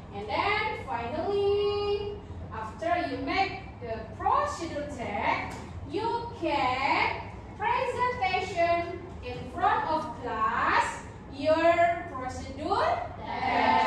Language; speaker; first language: English; non-native, learner; Indonesian